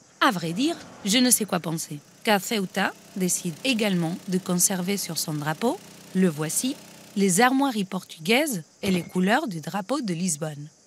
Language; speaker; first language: French; non-native, fluent; Spanish